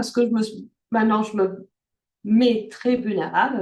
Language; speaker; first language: French; early bilingual, heritage; French